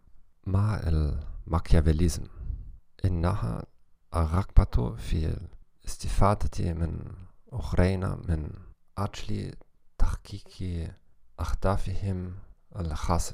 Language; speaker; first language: Arabic; non-native, learner; German